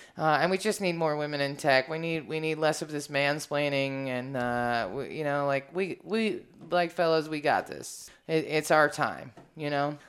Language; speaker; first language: English; native; English